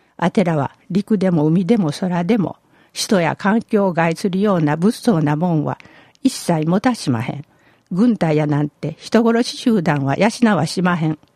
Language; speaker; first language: Japanese; native; Japanese